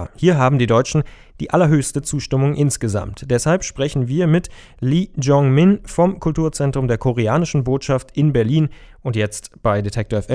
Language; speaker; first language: German; native; German